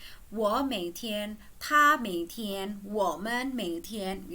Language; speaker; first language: Chinese; non-native, fluent; Indonesian